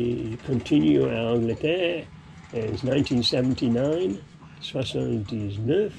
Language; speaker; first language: French; non-native, learner; English